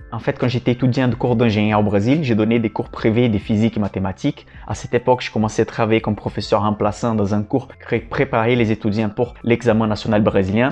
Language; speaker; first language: French; non-native, fluent; Portuguese